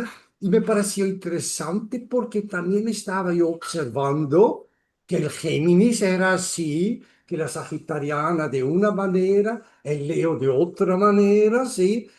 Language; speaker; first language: Spanish; non-native, fluent; German